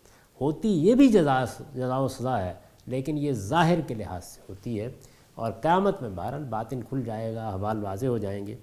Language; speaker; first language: Urdu; native; Urdu